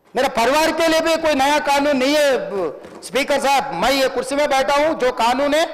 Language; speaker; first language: Hindi; non-native, local second language; Telugu